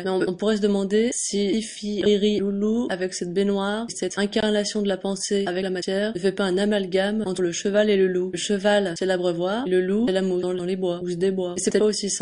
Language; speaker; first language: French; native; French